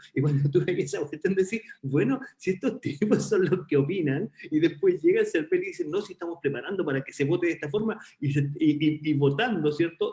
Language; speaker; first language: Spanish; native; Spanish